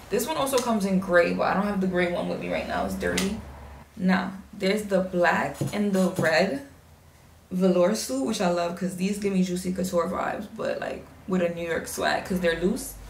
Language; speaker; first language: English; native; English